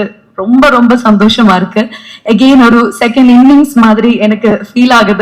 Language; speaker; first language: Tamil; non-native, fluent; Malayalam